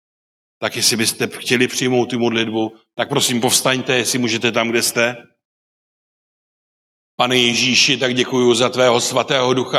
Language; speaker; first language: Czech; non-native, local second language; Polish